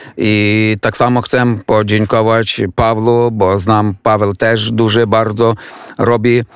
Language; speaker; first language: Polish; non-native, fluent; Ukrainian